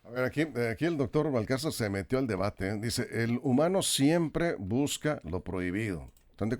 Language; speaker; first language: Spanish; native; Spanish